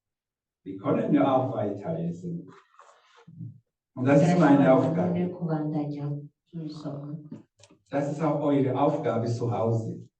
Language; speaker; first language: German; non-native, fluent; Rundi